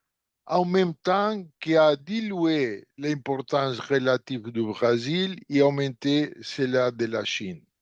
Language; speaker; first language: French; non-native, fluent; Portuguese